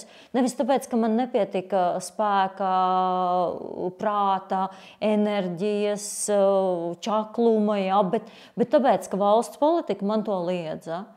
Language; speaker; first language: Latvian; non-native, local second language; Russian